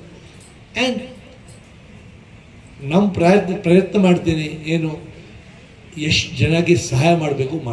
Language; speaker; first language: Kannada; non-native, local second language; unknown